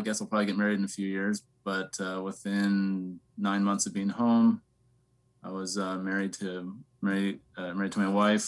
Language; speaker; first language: English; native; English